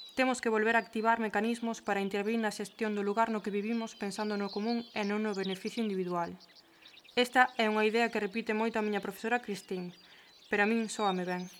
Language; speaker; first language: Galician; early bilingual, heritage; Galician